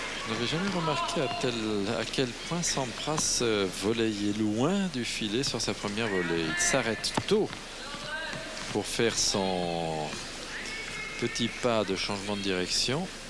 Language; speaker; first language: French; native; French